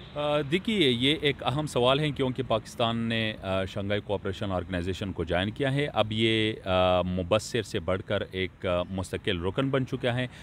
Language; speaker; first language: Urdu; non-native, local second language; Pashto